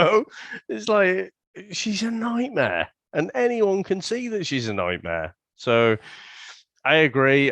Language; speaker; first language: English; native; English